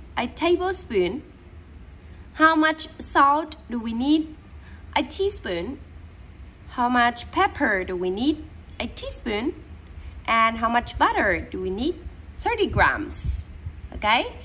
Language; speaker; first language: English; non-native, fluent; Vietnamese